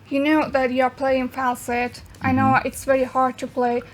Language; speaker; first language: English; non-native, learner; Azerbaijani